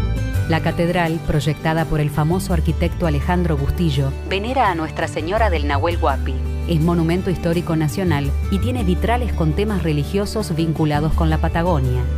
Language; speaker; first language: Spanish; native; Spanish